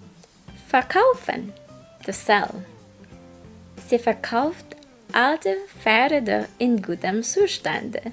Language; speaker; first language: German; non-native, fluent; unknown